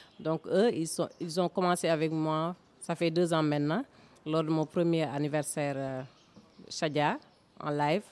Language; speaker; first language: French; non-native, local second language; Fula